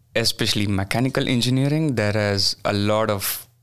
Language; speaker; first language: English; non-native, local second language; Kannada